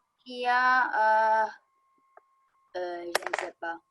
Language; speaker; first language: French; non-native, learner; Chinese